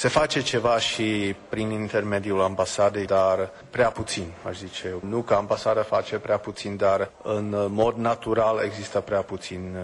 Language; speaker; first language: Romanian; non-native, fluent; Czech